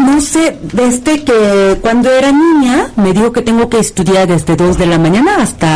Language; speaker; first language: Spanish; non-native, fluent; Korean